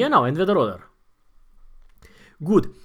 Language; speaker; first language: German; non-native, fluent; Romanian